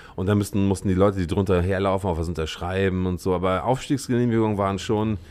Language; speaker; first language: German; native; German